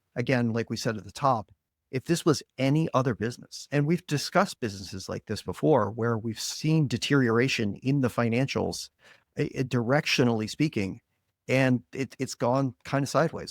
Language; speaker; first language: English; native; English